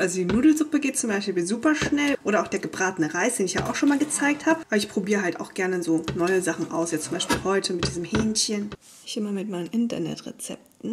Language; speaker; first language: German; native; German